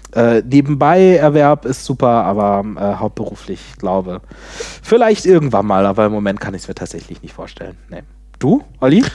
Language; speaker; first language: German; native; German